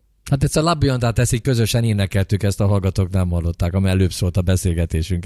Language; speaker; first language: Hungarian; native; Hungarian